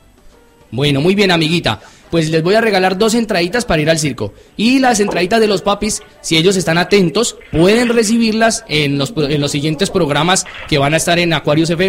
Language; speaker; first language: Spanish; native; Spanish